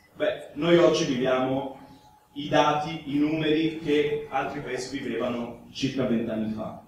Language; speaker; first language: Italian; early bilingual, other home language; Albanian